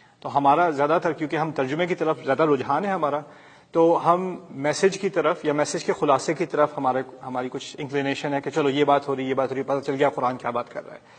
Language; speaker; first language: Urdu; early bilingual, heritage; Urdu